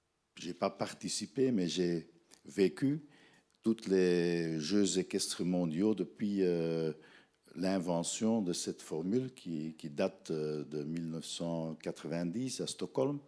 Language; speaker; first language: French; non-native, fluent; Dutch